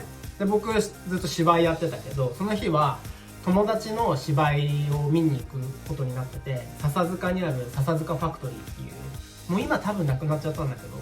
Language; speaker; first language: Japanese; native; Japanese